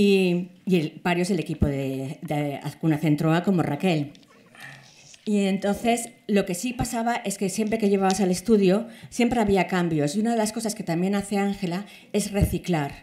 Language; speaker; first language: Spanish; native; Spanish